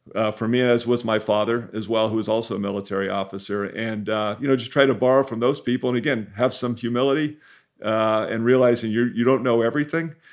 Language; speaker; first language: English; native; English